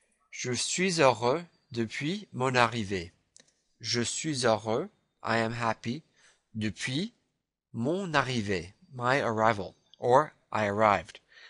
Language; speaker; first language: French; non-native, fluent; English